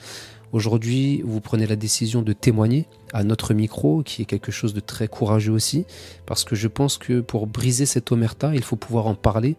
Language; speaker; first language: French; native; French